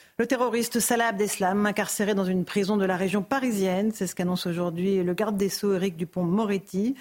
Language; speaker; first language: French; native; French